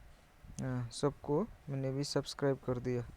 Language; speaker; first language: Hindi; non-native, local second language; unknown